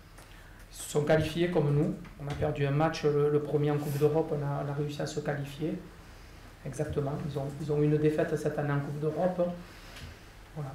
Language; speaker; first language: French; native; French